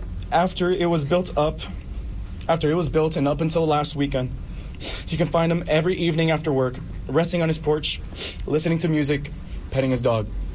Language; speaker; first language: English; early bilingual, other home language; Spanish